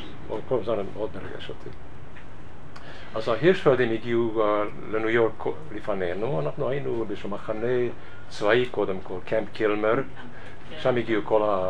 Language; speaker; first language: Hebrew; non-native, fluent; Hungarian